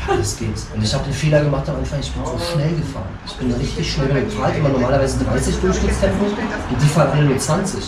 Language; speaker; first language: German; native; German